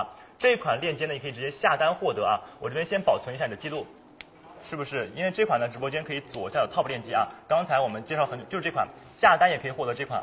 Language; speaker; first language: Chinese; native; Chinese